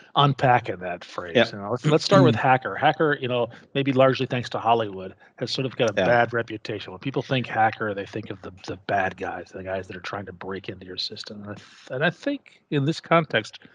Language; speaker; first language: English; native; English